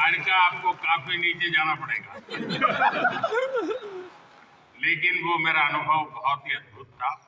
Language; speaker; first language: Hindi; native; Hindi